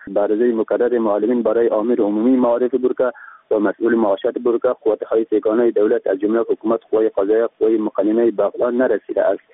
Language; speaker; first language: Persian; native; Persian